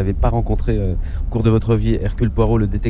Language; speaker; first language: French; native; French